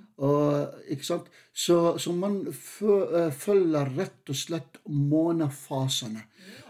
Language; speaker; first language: Norwegian; non-native, fluent; Arabic